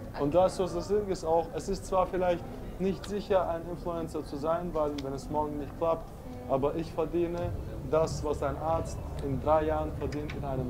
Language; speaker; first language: German; native; German